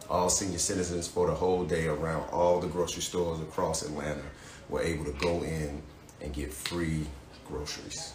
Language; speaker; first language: English; native; English